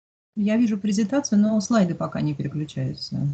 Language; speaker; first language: Russian; native; Russian